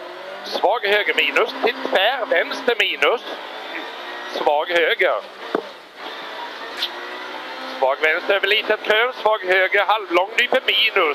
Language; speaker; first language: Swedish; native; Swedish